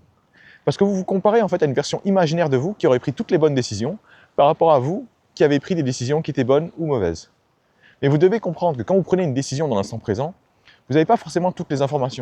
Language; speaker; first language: French; native; French